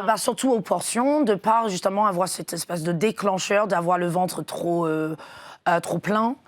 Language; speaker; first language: French; non-native, fluent; English